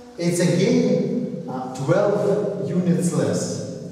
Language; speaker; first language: English; non-native, fluent; Russian